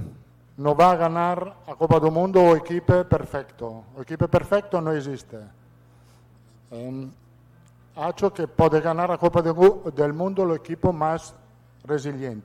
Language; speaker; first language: Portuguese; non-native, fluent; Italian